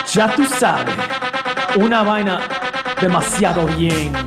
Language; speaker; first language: Spanish; early bilingual, heritage; Spanish